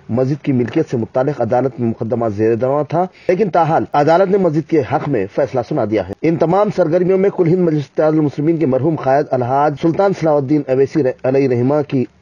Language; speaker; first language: Urdu; native; Urdu